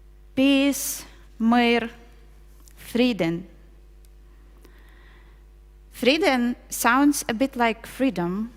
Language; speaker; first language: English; non-native, fluent; Ukrainian